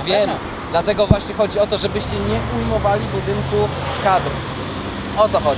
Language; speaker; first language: Polish; native; Polish